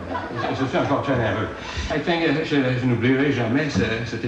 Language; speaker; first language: French; non-native, fluent; English